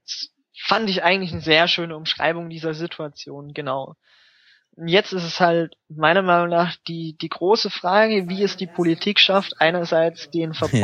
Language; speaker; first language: German; native; German